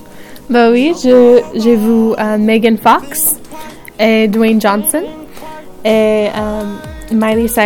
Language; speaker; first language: French; non-native, learner; English